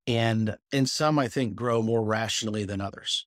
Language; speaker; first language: English; native; English